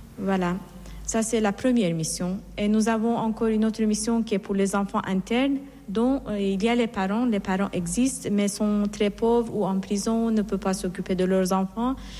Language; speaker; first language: French; non-native, fluent; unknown